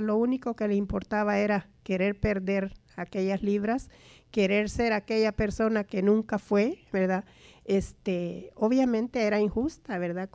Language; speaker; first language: Spanish; native; Spanish